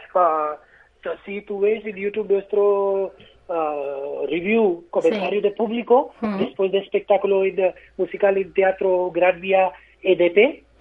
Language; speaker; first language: Spanish; non-native, fluent; Hindi